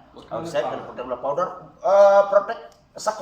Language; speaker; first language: English; non-native, learner; Indonesian